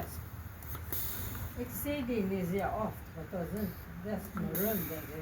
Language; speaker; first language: German; early bilingual, heritage; Low German